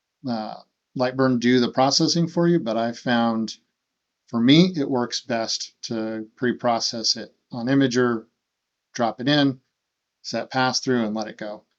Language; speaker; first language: English; native; English